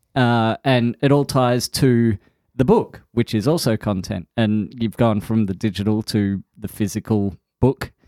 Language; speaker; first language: English; native; English